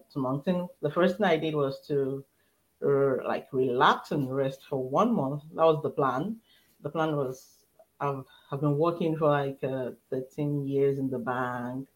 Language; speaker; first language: English; non-native, local second language; Yoruba